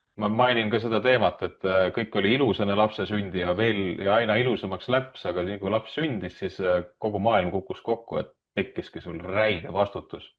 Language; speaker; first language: Estonian; native; Estonian